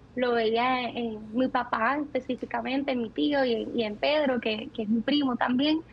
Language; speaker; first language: Spanish; native; Spanish